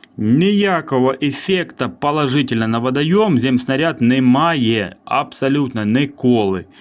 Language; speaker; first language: Ukrainian; native; Ukrainian